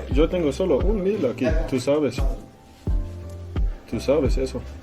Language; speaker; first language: Spanish; non-native, learner; English